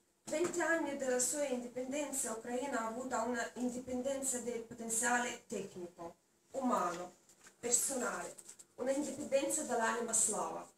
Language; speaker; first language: Italian; non-native, learner; Russian